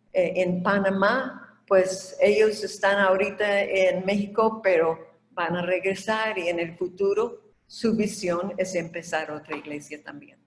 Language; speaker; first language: Spanish; non-native, fluent; English